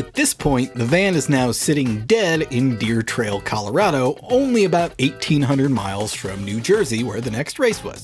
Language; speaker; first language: English; native; English